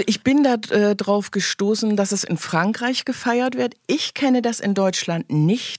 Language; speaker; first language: German; native; German